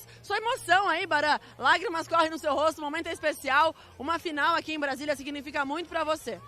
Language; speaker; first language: Portuguese; native; Portuguese